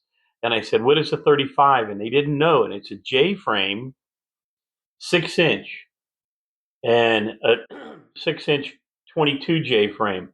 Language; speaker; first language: English; native; English